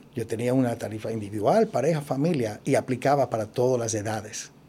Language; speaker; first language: Spanish; early bilingual, heritage; Spanish